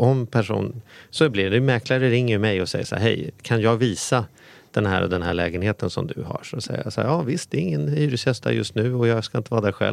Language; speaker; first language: Swedish; native; Swedish